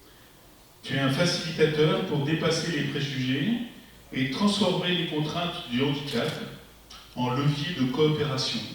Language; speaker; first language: French; native; French